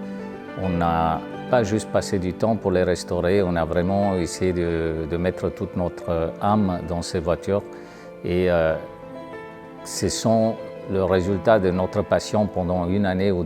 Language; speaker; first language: French; non-native, fluent; Romanian